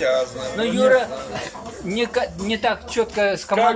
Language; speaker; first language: Russian; non-native, local second language; Chuvash